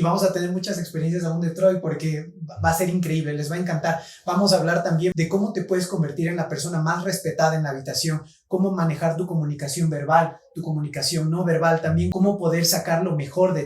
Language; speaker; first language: Spanish; native; Spanish